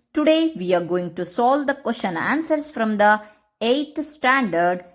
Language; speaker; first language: English; non-native, local second language; Kannada